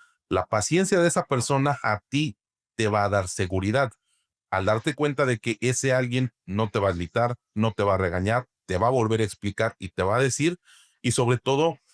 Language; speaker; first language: Spanish; native; Spanish